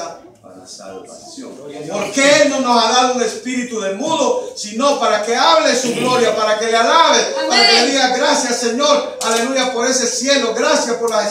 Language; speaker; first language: Spanish; native; Spanish